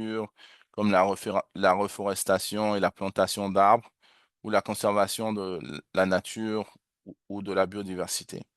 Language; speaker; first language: French; native; French